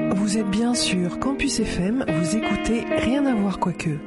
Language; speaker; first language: French; native; French